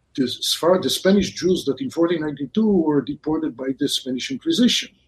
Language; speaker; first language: English; non-native, fluent; Hebrew